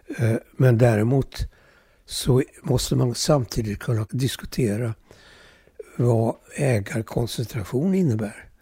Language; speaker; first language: Swedish; early bilingual, other home language; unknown